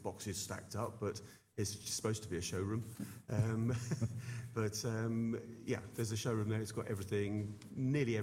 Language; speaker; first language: English; native; English